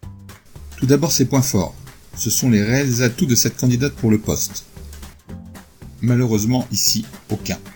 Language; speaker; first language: French; native; French